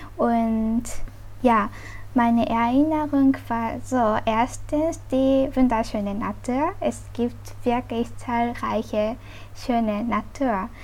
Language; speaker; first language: German; non-native, fluent; Japanese